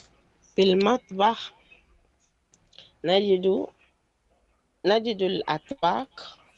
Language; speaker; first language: Arabic; non-native, learner; French